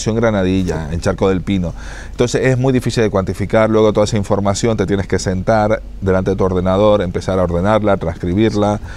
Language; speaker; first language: Spanish; native; Spanish